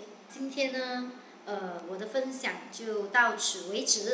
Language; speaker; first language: Chinese; native; Chinese